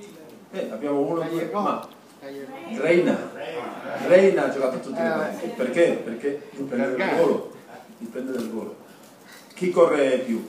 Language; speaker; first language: Italian; non-native, fluent; Spanish